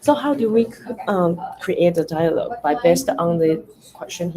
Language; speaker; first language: English; non-native, learner; Chinese